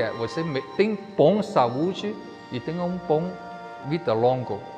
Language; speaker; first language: Portuguese; non-native, learner; Chinese